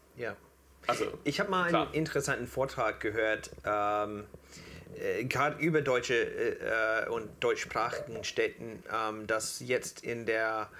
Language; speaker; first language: German; non-native, fluent; English